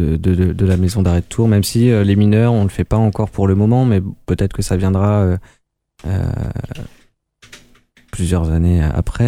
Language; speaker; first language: French; native; French